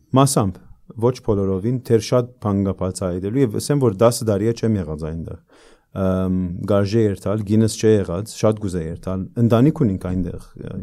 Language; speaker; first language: Armenian; early bilingual, heritage; Armenian